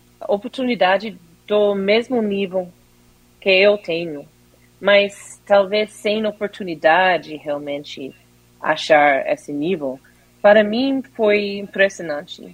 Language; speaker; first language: Portuguese; non-native, fluent; English